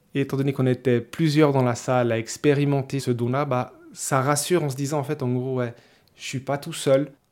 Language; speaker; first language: French; early bilingual, other home language; Spanish